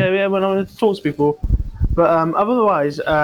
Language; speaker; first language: English; native; English